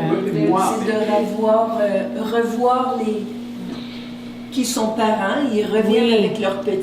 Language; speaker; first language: French; native; French